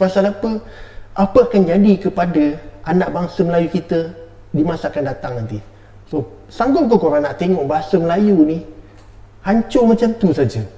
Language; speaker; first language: Malay; native; Malay